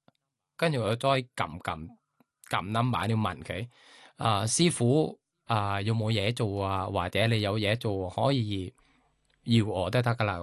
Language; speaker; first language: Cantonese; non-native, learner; Thai